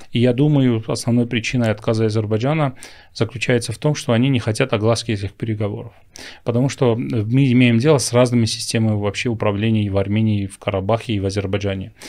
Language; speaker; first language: Russian; non-native, local second language; Armenian